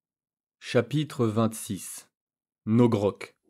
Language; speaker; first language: French; native; French